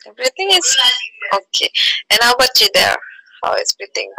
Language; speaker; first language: English; non-native, learner; Indonesian